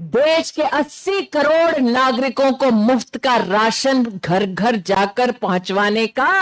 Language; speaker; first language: Hindi; non-native, local second language; Gujarati